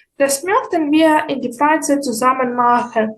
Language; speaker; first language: German; non-native, fluent; Ukrainian